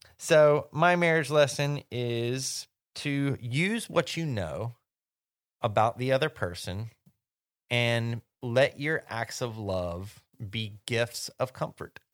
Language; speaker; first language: English; native; English